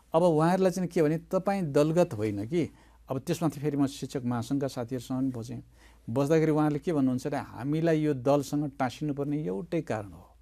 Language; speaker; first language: Nepali; native; Nepali